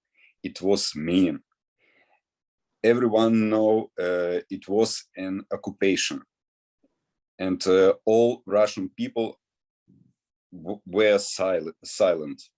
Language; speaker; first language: English; non-native, learner; Ukrainian